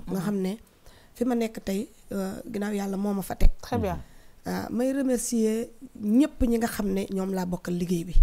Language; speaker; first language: Wolof; non-native, local second language; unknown